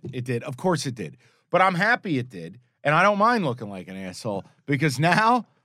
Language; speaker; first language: English; native; English